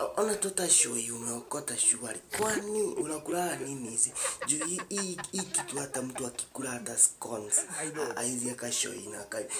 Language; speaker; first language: Swahili; native; Swahili